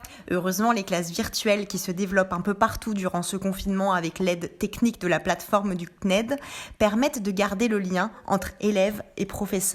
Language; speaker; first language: French; native; French